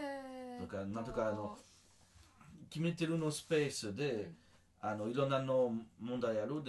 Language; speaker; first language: Japanese; non-native, learner; French